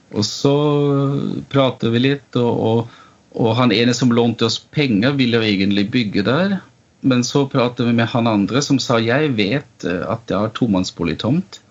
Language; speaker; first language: Norwegian; non-native, fluent; German